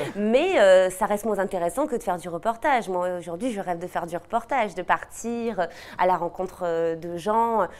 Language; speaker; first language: French; native; French